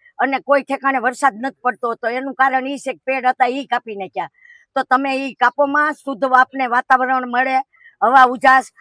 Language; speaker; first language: Gujarati; native; Gujarati